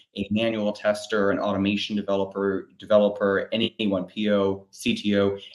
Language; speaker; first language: English; native; English